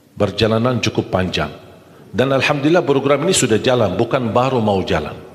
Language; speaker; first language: Malay; non-native, fluent; Arabic